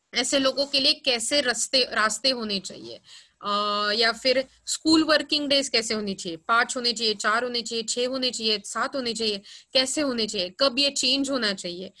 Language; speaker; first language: Hindi; non-native, local second language; Marathi